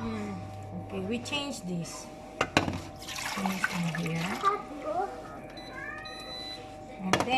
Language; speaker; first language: English; non-native, learner; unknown